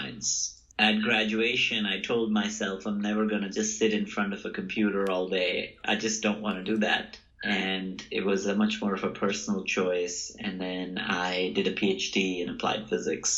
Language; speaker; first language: English; non-native, local second language; Hindi